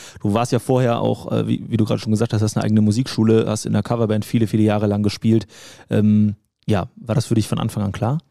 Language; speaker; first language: German; native; German